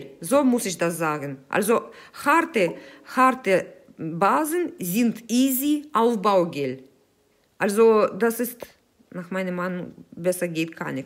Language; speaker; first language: German; non-native, fluent; Russian